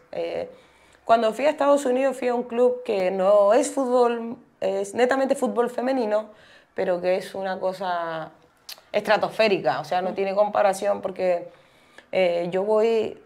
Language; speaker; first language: Spanish; native; Spanish